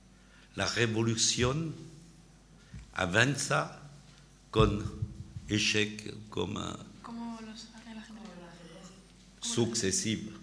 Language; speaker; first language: Spanish; non-native, learner; French